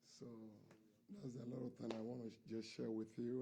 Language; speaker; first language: English; non-native, fluent; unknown